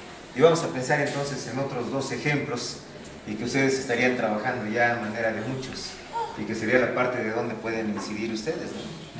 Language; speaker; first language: Spanish; native; Spanish